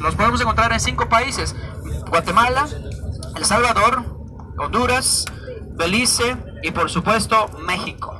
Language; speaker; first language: Spanish; native; Spanish